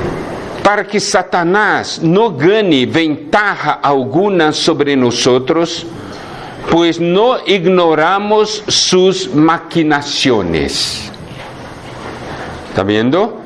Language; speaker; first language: Spanish; non-native, fluent; Portuguese